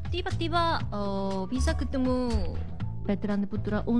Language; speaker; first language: Indonesian; non-native, learner; Korean